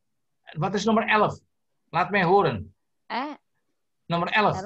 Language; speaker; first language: Dutch; non-native, learner; Indonesian